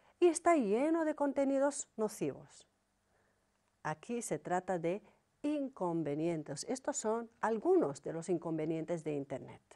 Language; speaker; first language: Spanish; non-native, fluent; Arabic